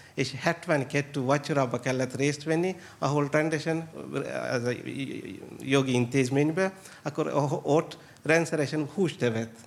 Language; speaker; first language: Hungarian; non-native, fluent; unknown